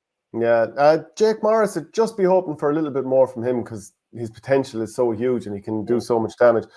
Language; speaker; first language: English; native; English